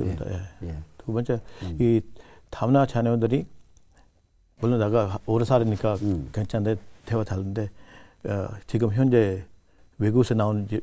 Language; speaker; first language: Korean; non-native, learner; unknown